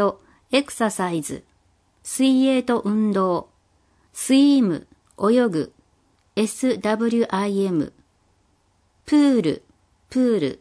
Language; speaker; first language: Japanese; non-native, fluent; English